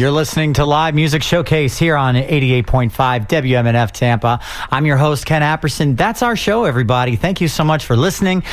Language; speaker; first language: English; native; English